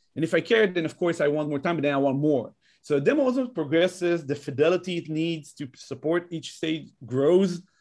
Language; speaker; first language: English; non-native, fluent; Hebrew